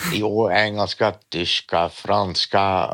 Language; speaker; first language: Swedish; non-native, fluent; Dutch